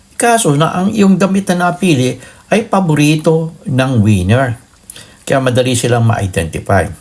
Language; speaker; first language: Filipino; native; Filipino